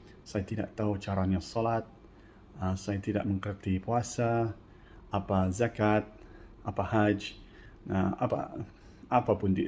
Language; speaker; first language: Indonesian; non-native, fluent; English